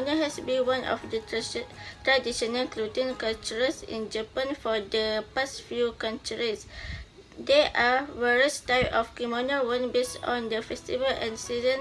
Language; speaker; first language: English; non-native, learner; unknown